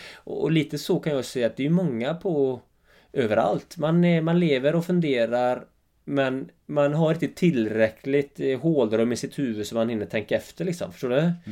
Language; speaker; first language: Swedish; native; Swedish